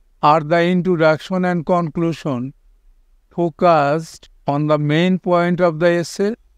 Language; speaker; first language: English; non-native, local second language; Bangla